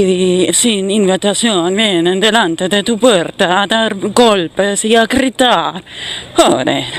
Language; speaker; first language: Spanish; non-native, fluent; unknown